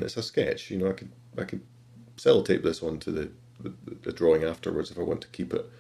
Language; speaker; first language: English; native; English